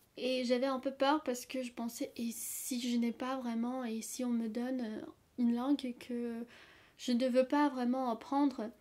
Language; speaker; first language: French; non-native, fluent; Russian